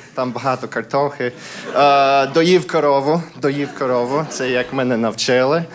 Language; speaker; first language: Ukrainian; non-native, fluent; English